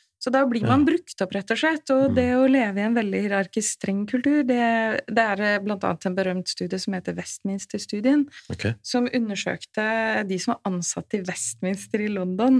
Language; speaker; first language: Norwegian; native; Norwegian